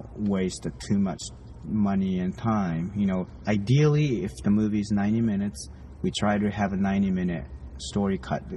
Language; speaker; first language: English; non-native, fluent; Japanese